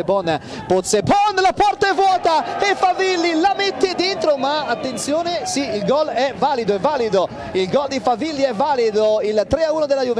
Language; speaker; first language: Italian; native; Italian